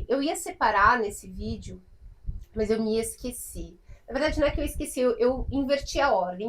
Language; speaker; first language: Portuguese; native; Portuguese